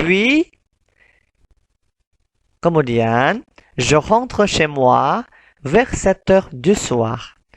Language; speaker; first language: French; non-native, fluent; Indonesian